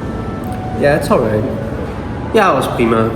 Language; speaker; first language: English; non-native, fluent; Dutch